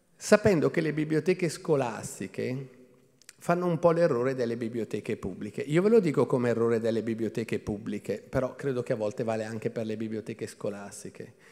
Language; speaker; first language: Italian; native; Italian